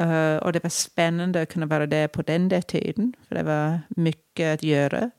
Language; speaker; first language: Swedish; non-native, fluent; English